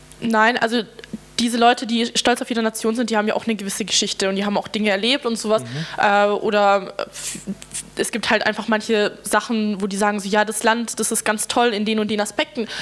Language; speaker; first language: German; non-native, fluent; Russian